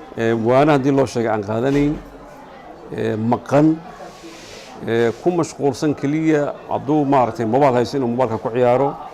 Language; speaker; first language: Somali; native; Somali